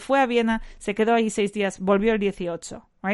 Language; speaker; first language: Spanish; non-native, fluent; English